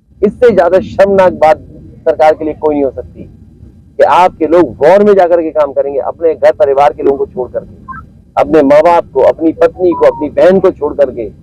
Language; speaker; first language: Hindi; native; Hindi